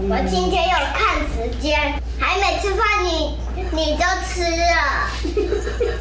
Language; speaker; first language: Chinese; early bilingual, heritage; Chinese